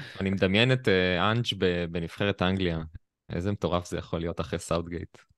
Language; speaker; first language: Hebrew; native; Hebrew